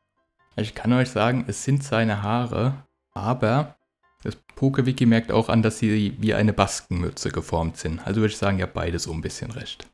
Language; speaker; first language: German; native; German